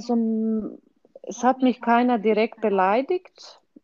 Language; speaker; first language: German; non-native, fluent; Croatian